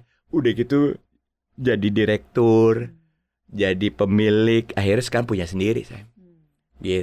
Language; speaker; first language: Indonesian; native; Indonesian